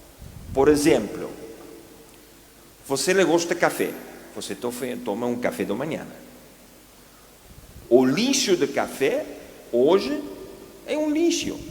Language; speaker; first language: Portuguese; non-native, fluent; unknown